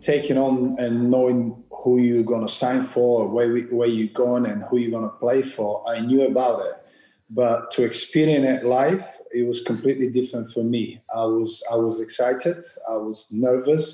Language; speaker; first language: English; non-native, fluent; Bulgarian